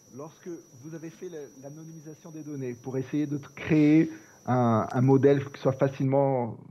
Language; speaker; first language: French; non-native, fluent; Portuguese